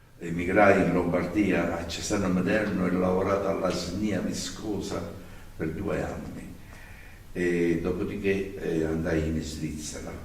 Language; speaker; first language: Italian; native; Italian